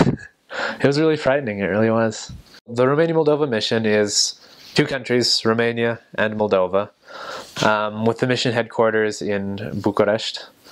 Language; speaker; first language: English; native; English